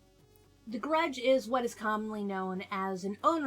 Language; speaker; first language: English; native; English